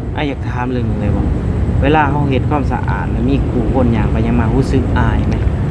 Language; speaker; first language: Thai; native; Thai